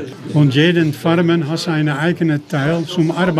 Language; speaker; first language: German; non-native, learner; Dutch